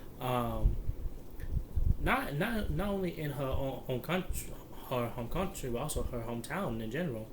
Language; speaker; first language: English; native; English